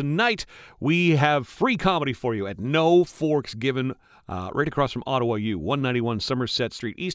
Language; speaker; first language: English; native; English